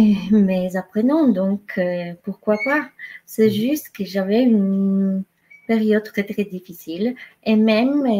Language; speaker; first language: French; non-native, fluent; Polish